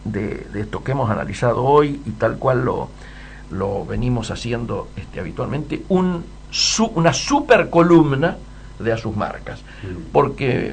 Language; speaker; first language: Spanish; native; Spanish